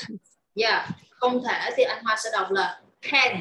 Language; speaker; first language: Vietnamese; native; Vietnamese